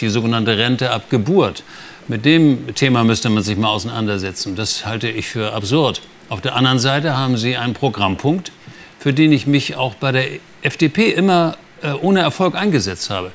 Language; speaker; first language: German; native; German